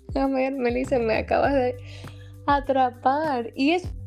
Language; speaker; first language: Spanish; early bilingual, heritage; Spanish